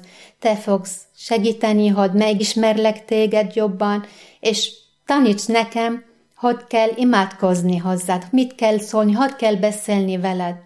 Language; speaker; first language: Hungarian; non-native, fluent; Arabic